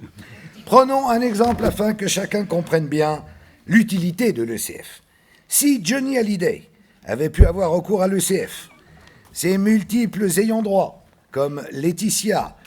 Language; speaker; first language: French; native; French